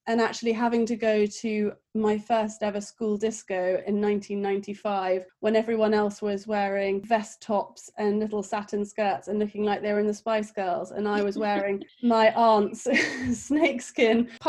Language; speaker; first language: English; native; English